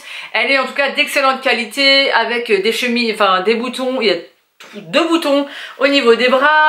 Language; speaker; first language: French; native; French